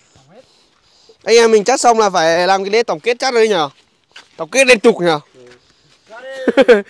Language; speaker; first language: Vietnamese; native; Vietnamese